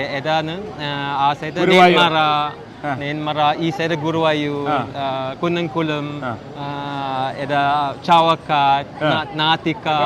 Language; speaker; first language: Malayalam; non-native, learner; Chinese